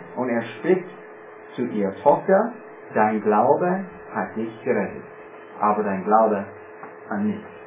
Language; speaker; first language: German; non-native, fluent; English